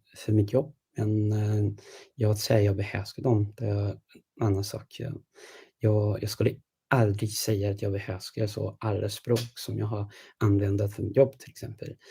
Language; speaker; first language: Swedish; non-native, fluent; English